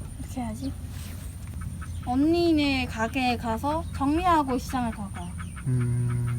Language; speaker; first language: Korean; non-native, learner; Khmer